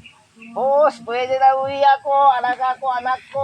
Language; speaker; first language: Filipino; non-native, learner; Japanese